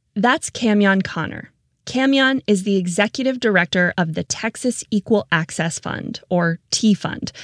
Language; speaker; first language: English; native; English